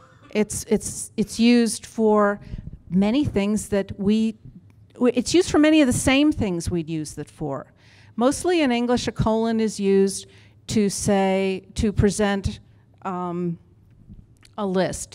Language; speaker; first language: English; native; English